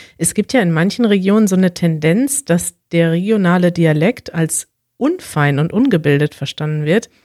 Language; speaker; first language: German; native; German